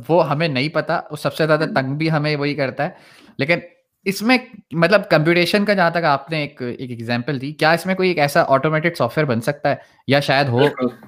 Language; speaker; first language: Urdu; native; Urdu